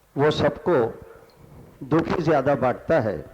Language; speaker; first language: Hindi; non-native, local second language; Marathi